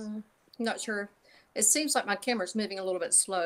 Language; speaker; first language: English; native; English